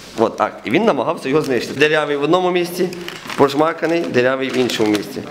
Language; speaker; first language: Ukrainian; native; Ukrainian